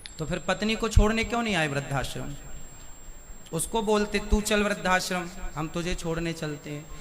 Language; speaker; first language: Hindi; native; Hindi